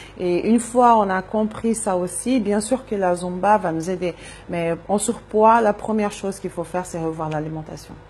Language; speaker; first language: French; non-native, fluent; Portuguese